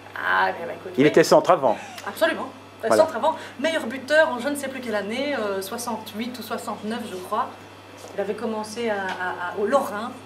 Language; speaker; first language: French; native; French